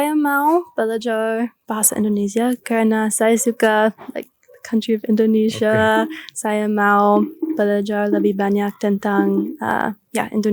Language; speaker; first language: Indonesian; non-native, learner; English